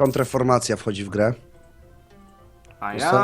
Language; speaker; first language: Polish; native; Polish